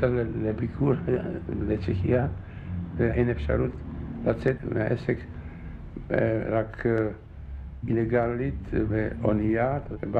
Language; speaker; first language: Hebrew; non-native, fluent; Czech